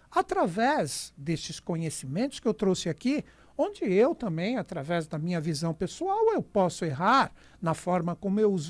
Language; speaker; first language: Portuguese; native; Portuguese